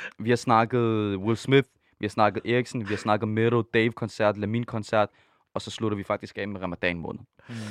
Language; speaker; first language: Danish; early bilingual, other home language; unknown